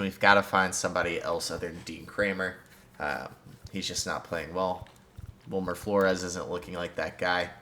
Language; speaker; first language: English; native; English